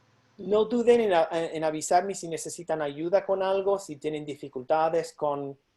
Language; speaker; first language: Spanish; non-native, fluent; English